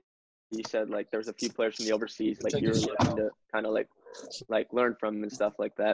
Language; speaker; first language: English; native; English